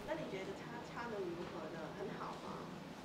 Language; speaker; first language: Chinese; non-native, local second language; Cantonese